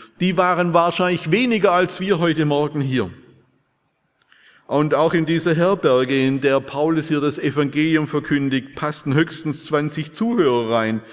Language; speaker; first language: German; native; German